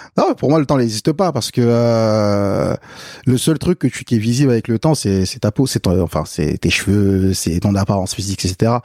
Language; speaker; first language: French; early bilingual, other home language; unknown